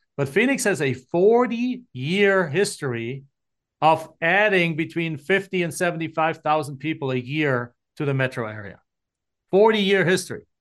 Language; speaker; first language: English; non-native, fluent; German